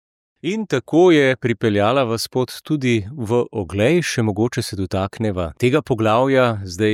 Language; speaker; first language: Slovenian; native; Slovenian